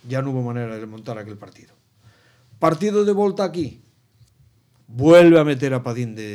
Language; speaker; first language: Spanish; non-native, local second language; Galician